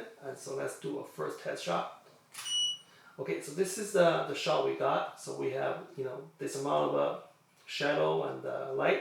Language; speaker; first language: English; non-native, fluent; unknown